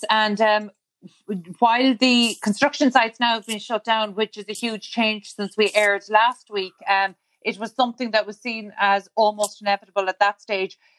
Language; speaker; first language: English; native; English